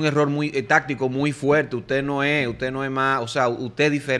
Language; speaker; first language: Spanish; native; Spanish